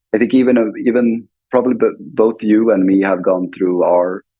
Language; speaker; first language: English; non-native, fluent; Swedish